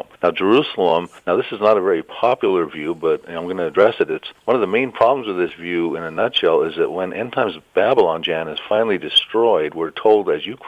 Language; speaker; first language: English; native; English